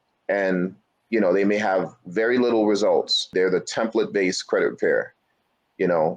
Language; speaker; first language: English; native; English